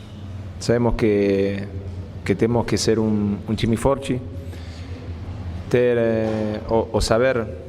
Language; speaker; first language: Portuguese; non-native, fluent; Spanish